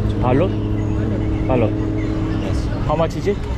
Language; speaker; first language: English; non-native, learner; Korean